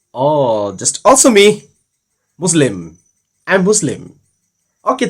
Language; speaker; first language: English; non-native, learner; Bangla